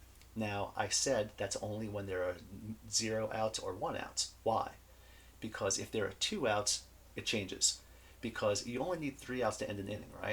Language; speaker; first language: English; native; English